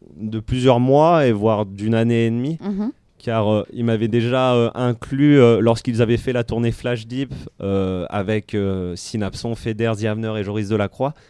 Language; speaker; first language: French; native; French